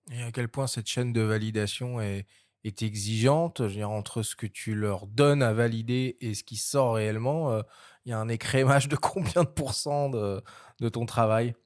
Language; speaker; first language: French; native; French